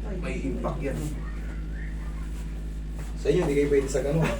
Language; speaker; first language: Filipino; native; Filipino